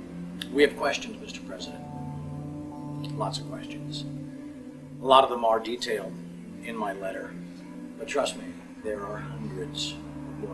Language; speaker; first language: English; native; English